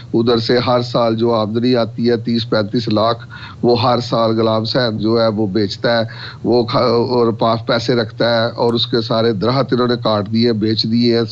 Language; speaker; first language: Urdu; non-native, local second language; Punjabi